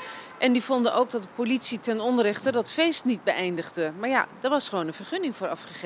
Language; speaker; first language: Dutch; native; Dutch